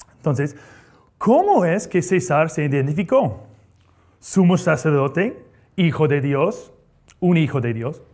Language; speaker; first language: Spanish; non-native, fluent; English